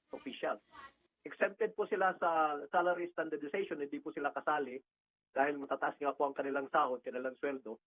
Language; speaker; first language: Filipino; native; Filipino